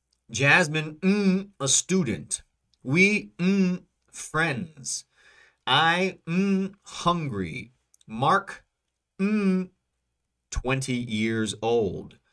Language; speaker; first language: English; native; English